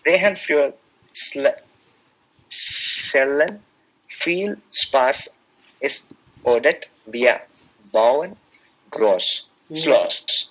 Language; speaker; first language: German; non-native, learner; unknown